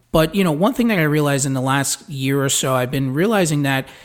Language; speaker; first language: English; native; English